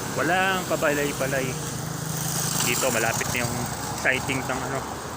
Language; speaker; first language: Filipino; non-native, local second language; Iloko